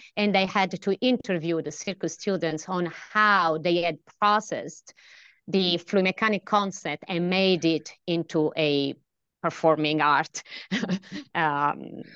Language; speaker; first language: English; non-native, fluent; Italian